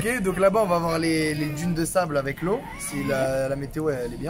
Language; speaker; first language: French; native; French